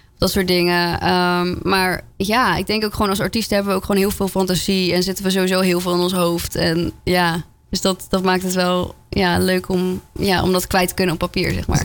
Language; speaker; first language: Dutch; early bilingual, other home language; French